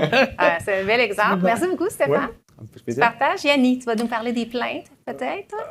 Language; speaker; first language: French; native; French